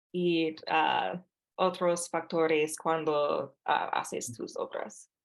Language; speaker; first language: Spanish; non-native, fluent; English